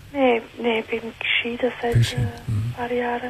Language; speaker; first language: German; non-native, learner; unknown